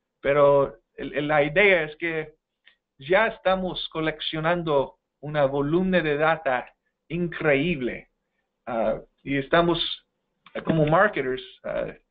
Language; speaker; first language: Spanish; non-native, fluent; English